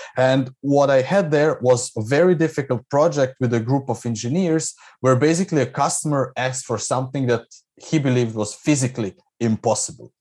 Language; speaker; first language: English; non-native, fluent; Croatian